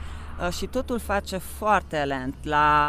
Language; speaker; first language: Romanian; non-native, local second language; Hungarian